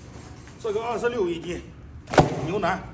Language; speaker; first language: Chinese; native; Chinese